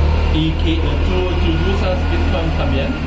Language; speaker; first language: Spanish; non-native, learner; German